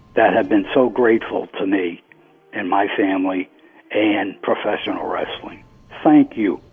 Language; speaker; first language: English; native; English